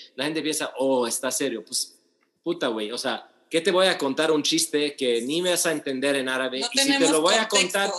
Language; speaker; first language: Spanish; non-native, fluent; Arabic